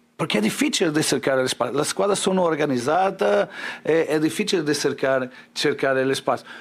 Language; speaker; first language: Italian; non-native, learner; Portuguese